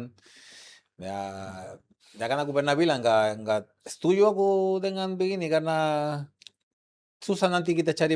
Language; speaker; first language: Indonesian; non-native, fluent; Spanish